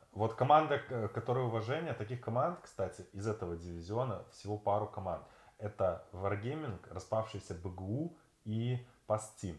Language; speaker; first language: Russian; native; Russian